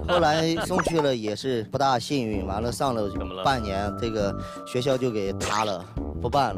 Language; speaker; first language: Chinese; native; Chinese